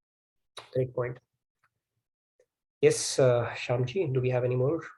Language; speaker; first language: English; non-native, local second language; Hindi